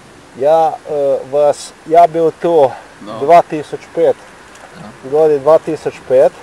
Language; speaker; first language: Russian; non-native, learner; Slovenian